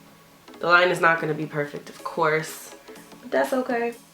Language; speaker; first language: English; native; English